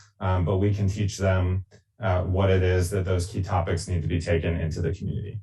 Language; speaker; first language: English; native; English